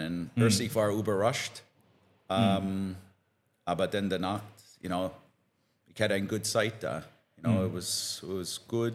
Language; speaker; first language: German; non-native, learner; English